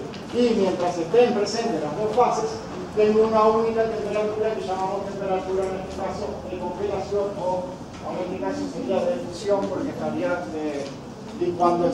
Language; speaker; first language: Spanish; native; Spanish